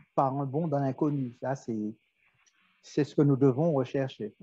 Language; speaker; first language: French; native; French